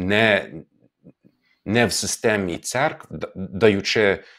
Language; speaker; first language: Ukrainian; non-native, fluent; English